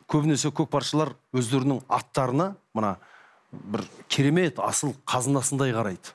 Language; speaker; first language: Kazakh; native; Kazakh